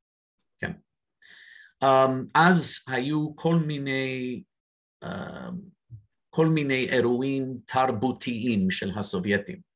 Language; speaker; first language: Hebrew; non-native, fluent; English